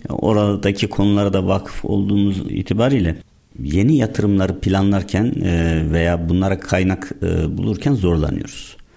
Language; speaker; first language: Turkish; native; Turkish